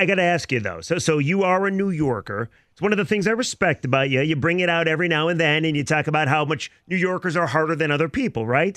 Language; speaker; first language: English; native; English